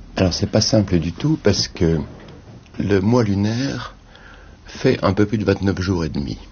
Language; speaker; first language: French; native; French